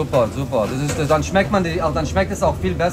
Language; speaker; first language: German; native; German